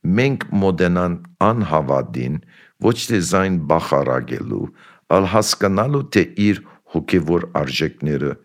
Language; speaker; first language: Armenian; early bilingual, heritage; Armenian